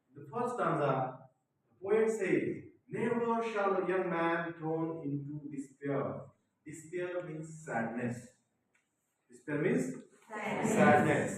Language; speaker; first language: English; non-native, local second language; Marathi